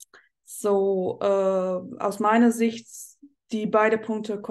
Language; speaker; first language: German; non-native, fluent; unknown